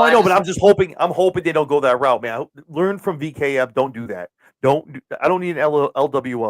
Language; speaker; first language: English; native; English